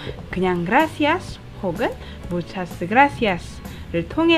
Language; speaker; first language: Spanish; non-native, fluent; Korean